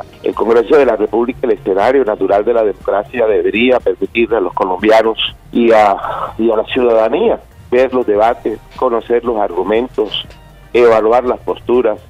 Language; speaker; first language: Spanish; native; Spanish